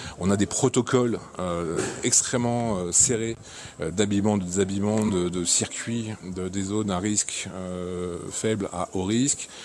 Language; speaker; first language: French; native; French